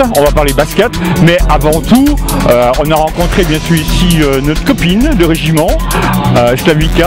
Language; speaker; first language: French; native; French